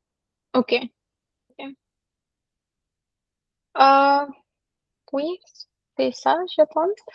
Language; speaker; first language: French; non-native, learner; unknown